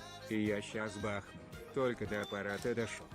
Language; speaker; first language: Russian; native; Russian